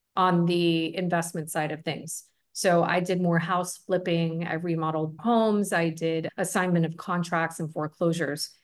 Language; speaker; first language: English; native; English